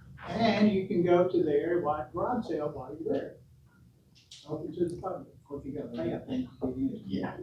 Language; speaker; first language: English; native; English